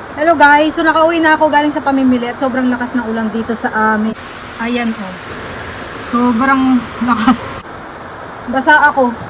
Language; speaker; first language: Filipino; native; Filipino